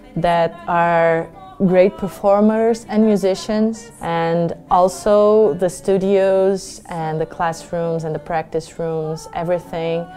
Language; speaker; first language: English; non-native, fluent; Portuguese